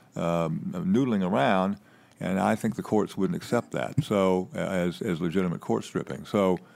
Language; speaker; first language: English; native; English